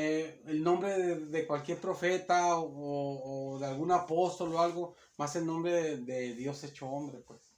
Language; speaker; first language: Spanish; native; Spanish